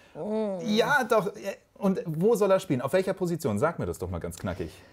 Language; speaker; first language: German; native; German